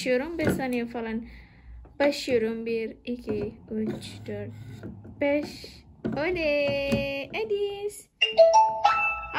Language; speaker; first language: Turkish; non-native, learner; Indonesian